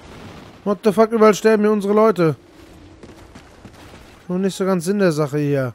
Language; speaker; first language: German; native; German